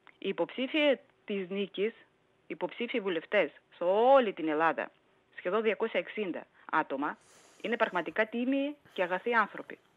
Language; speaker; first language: Greek; non-native, fluent; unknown